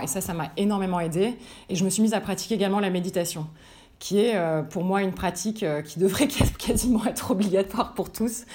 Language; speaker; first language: French; native; French